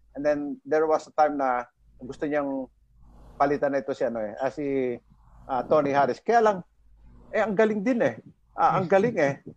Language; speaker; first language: Filipino; native; Filipino